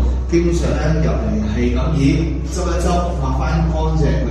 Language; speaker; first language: Cantonese; native; Cantonese